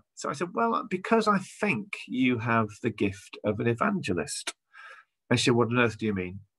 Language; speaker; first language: English; native; English